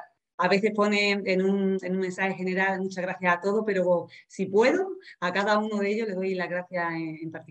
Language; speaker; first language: Spanish; native; Spanish